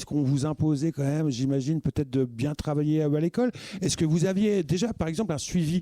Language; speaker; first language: French; native; French